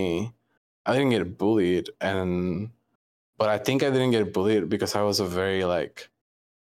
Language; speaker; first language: English; non-native, fluent; Spanish